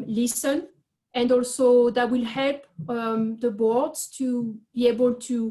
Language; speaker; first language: English; non-native, fluent; French